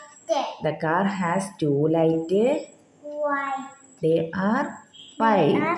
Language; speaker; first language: English; non-native, local second language; Malayalam